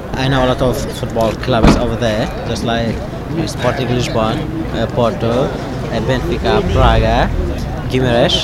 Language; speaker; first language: English; non-native, learner; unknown